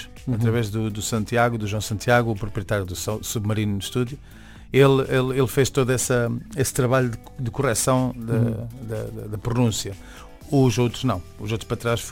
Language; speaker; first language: Portuguese; native; Portuguese